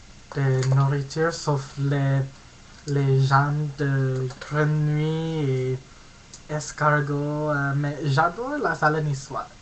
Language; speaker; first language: French; non-native, learner; English